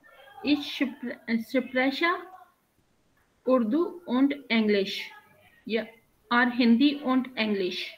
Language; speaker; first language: German; non-native, learner; Urdu